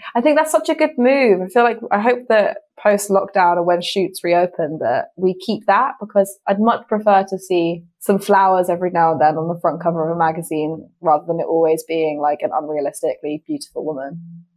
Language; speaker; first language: English; native; English